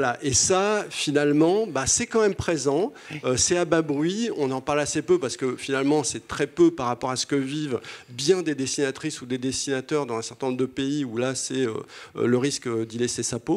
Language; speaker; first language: French; native; French